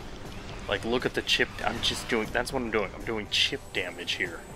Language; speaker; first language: English; native; English